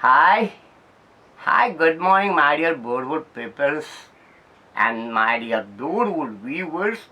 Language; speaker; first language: English; non-native, local second language; Tamil